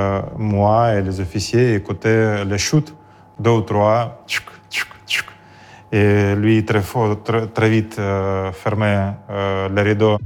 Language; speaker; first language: French; non-native, learner; Russian